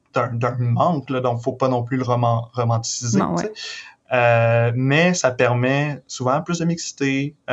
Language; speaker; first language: French; native; French